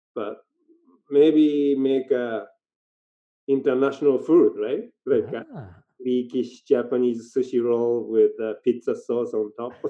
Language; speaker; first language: English; non-native, learner; Japanese